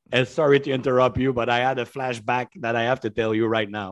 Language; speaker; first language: English; non-native, fluent; French